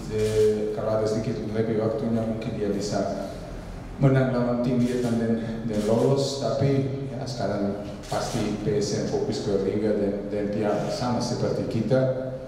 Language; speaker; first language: Indonesian; non-native, fluent; Serbian